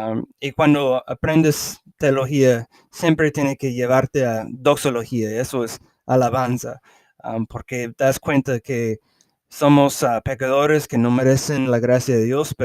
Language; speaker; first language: Spanish; early bilingual, heritage; English